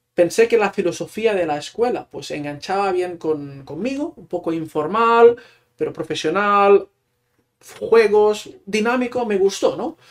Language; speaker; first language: Spanish; non-native, local second language; Catalan